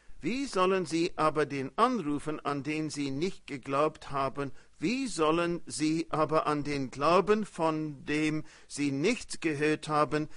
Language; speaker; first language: German; early bilingual, heritage; German